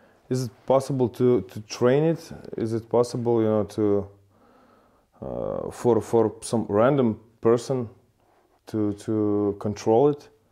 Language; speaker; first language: English; non-native, fluent; Lithuanian